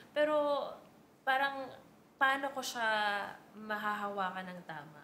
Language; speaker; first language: Filipino; native; Filipino